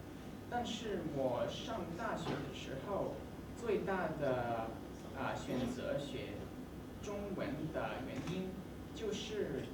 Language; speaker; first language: Chinese; non-native, learner; English